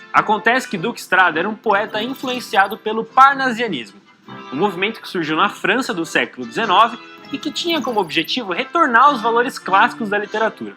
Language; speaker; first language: Portuguese; native; Portuguese